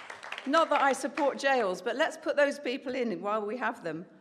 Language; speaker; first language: English; native; English